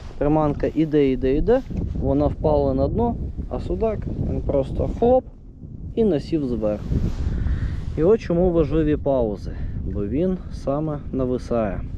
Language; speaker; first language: Ukrainian; non-native, local second language; Russian